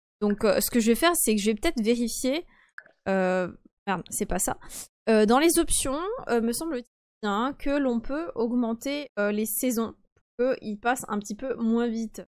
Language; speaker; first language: French; early bilingual, other home language; Polish